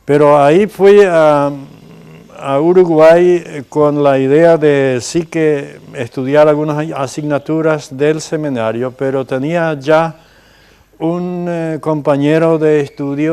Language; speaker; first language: Spanish; non-native, local second language; Plautdietsch